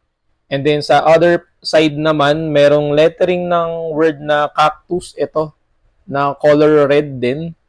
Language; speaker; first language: Filipino; native; Filipino